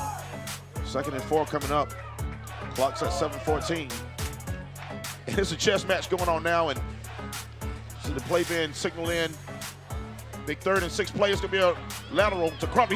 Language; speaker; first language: English; native; English